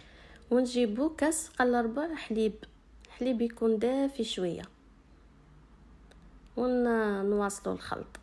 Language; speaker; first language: Arabic; native; Arabic